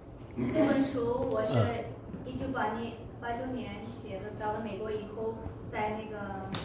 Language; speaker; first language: Chinese; non-native, local second language; Uyghur